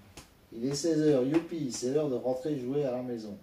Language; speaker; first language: French; native; French